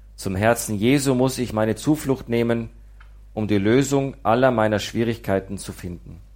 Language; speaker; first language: German; native; German